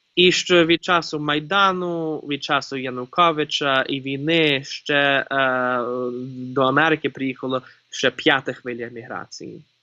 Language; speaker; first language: Ukrainian; early bilingual, heritage; Ukrainian